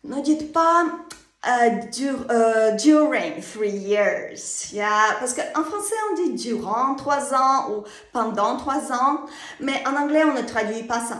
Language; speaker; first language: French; non-native, fluent; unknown